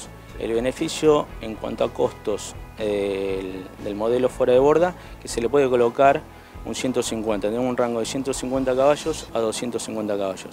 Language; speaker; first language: Spanish; native; Spanish